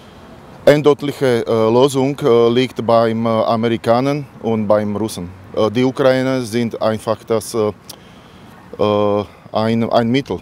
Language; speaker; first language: German; non-native, learner; Slovak